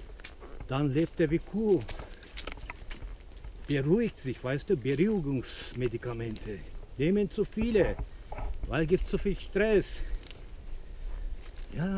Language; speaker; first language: German; non-native, fluent; Turkish